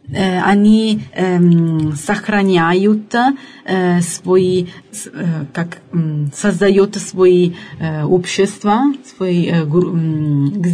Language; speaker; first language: Russian; non-native, fluent; Italian